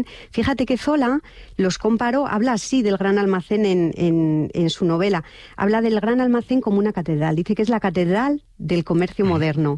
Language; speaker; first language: Spanish; native; Spanish